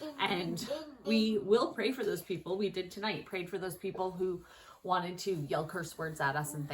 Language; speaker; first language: English; native; English